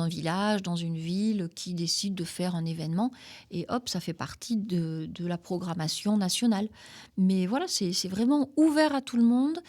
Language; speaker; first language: French; native; French